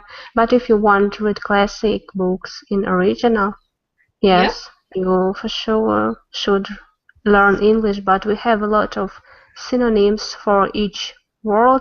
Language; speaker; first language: English; non-native, learner; Russian